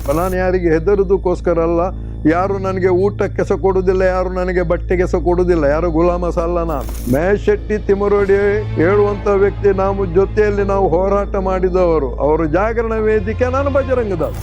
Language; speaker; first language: Kannada; non-native, local second language; Konkani